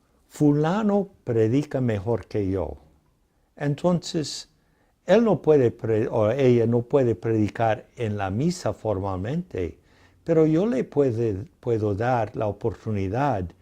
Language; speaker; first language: Spanish; non-native, fluent; English